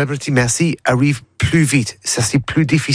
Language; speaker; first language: French; non-native, learner; English